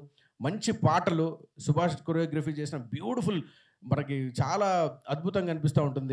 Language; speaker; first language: Telugu; native; Telugu